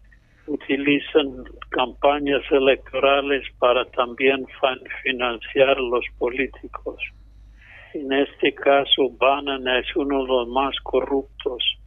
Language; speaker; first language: Spanish; non-native, fluent; English